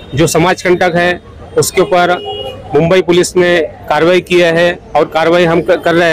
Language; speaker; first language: Hindi; non-native, local second language; Marathi